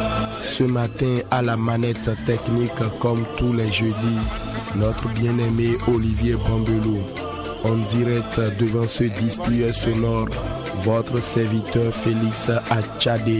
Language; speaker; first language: French; non-native, local second language; Fon